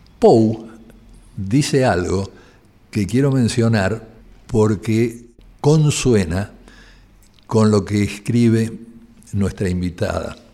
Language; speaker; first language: Spanish; native; Spanish